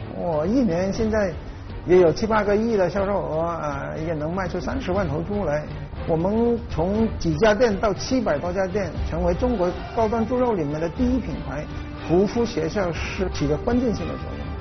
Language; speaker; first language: Chinese; native; Chinese